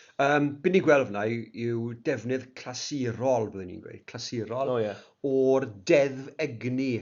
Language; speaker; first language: Welsh; native; Welsh